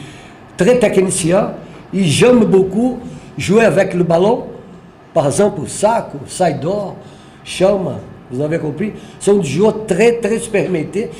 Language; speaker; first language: French; non-native, learner; Portuguese